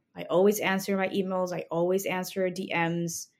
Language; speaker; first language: English; non-native, fluent; Spanish